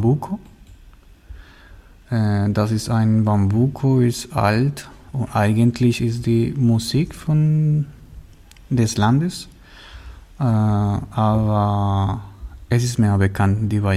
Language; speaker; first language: German; non-native, learner; Spanish